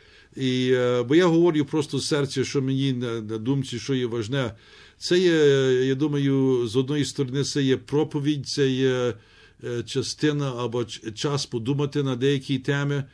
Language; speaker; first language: Ukrainian; early bilingual, heritage; Ukrainian